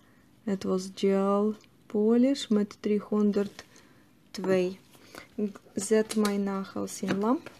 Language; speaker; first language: Dutch; non-native, learner; Russian